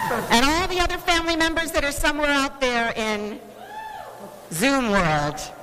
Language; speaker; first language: English; native; English